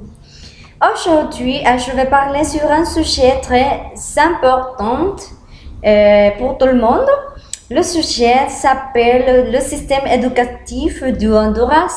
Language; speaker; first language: French; non-native, learner; Spanish